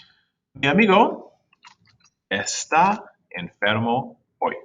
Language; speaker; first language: Spanish; non-native, fluent; English